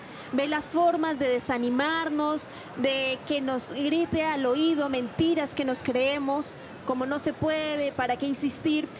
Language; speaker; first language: Spanish; native; Spanish